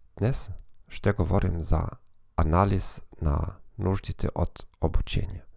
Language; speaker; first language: Bulgarian; non-native, fluent; German